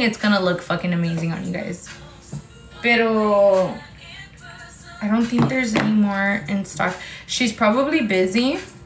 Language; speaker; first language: English; early bilingual, other home language; Spanish